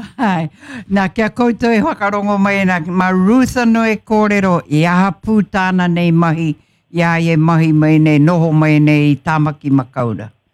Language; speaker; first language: Māori; non-native, local second language; English